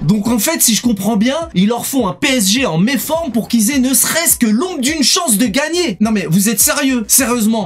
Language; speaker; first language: French; native; French